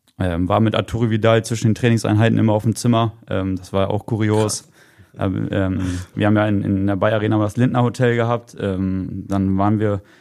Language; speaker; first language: German; native; German